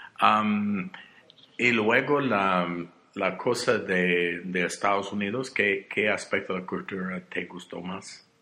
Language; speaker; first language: Spanish; non-native, learner; English